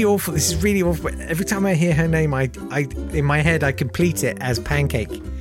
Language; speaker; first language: English; native; English